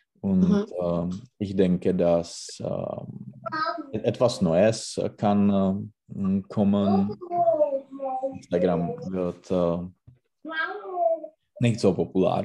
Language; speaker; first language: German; non-native, learner; Czech